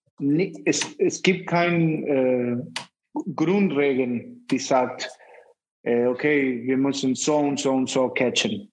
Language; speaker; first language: German; non-native, fluent; Spanish